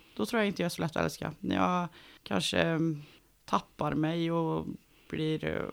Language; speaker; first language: Swedish; native; Swedish